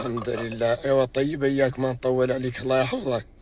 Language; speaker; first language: Arabic; native; Arabic